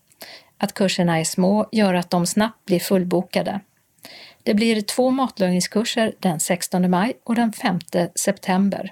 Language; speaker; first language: Swedish; native; Swedish